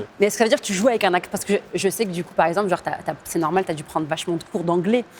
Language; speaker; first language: French; non-native, local second language; Arabic